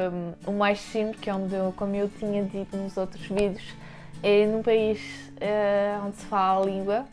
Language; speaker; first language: Portuguese; early bilingual, heritage; French